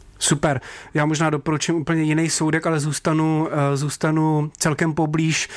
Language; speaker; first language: Czech; native; Czech